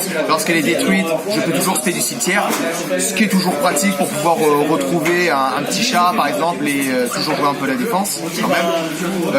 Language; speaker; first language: French; native; French